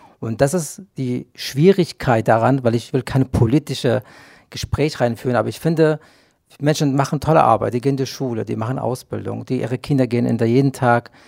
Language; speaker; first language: German; non-native, fluent; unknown